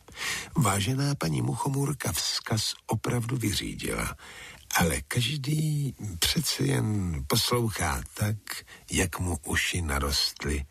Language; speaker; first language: Czech; native; Czech